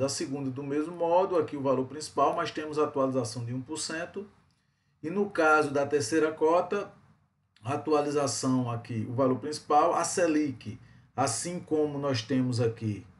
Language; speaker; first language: Portuguese; native; Portuguese